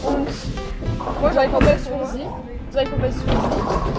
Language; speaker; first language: German; non-native, learner; French